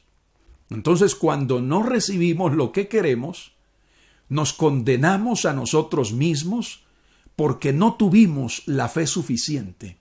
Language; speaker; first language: Spanish; native; Spanish